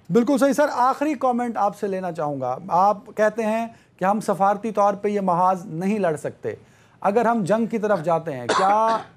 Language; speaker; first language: Urdu; native; Urdu